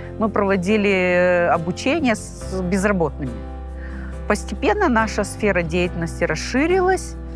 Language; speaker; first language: Russian; non-native, local second language; Gagauz